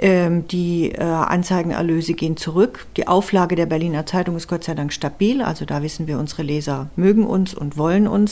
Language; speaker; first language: German; native; German